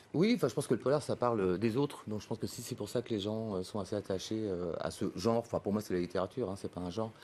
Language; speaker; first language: French; native; French